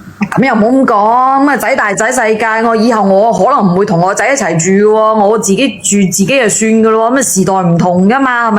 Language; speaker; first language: Cantonese; native; Cantonese